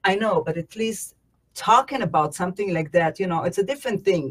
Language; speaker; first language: English; non-native, fluent; Hebrew